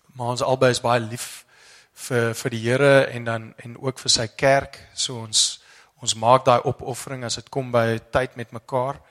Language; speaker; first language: Afrikaans; non-native, fluent; English